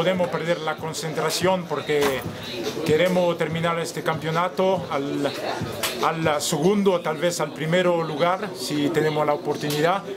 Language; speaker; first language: Spanish; non-native, fluent; Portuguese